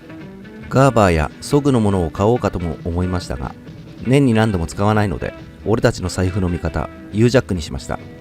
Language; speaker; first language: Japanese; native; Japanese